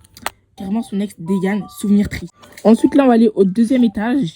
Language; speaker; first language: French; native; French